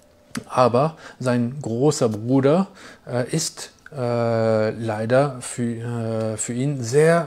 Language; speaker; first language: German; non-native, fluent; French